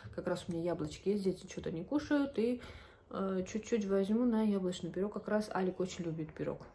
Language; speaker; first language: Russian; non-native, local second language; Georgian